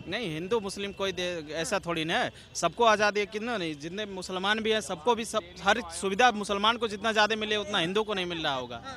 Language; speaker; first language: Hindi; native; Hindi